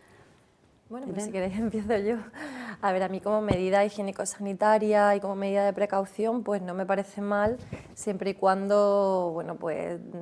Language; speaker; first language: Spanish; native; Spanish